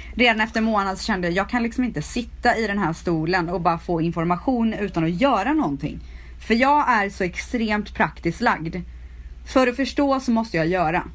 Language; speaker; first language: Swedish; native; Swedish